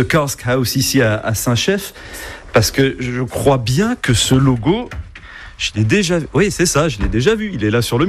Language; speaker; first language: French; native; French